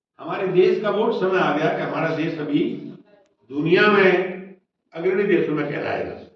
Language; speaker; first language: Hindi; native; Hindi